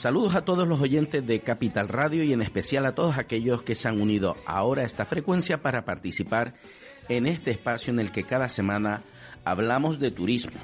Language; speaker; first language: Spanish; native; Spanish